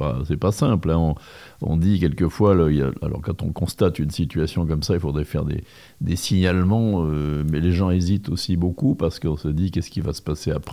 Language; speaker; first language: French; native; French